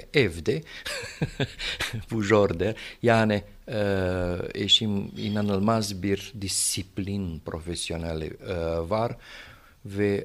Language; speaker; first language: Turkish; non-native, fluent; Romanian